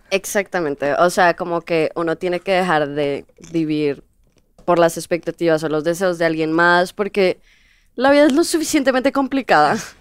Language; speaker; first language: Spanish; native; Spanish